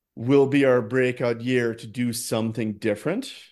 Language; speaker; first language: English; non-native, fluent; Norwegian